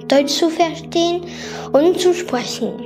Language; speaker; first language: German; non-native, learner; Chinese